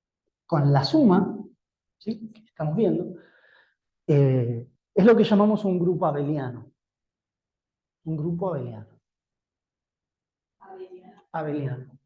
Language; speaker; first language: Spanish; native; Spanish